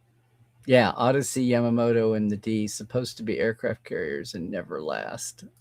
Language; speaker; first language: English; native; English